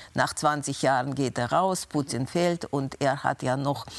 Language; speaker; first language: German; non-native, fluent; Russian